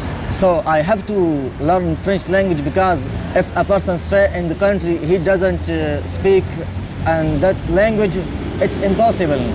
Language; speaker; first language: English; non-native, learner; Pashto